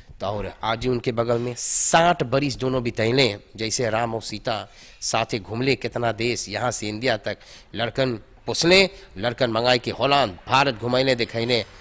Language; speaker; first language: Hindi; early bilingual, heritage; Hindi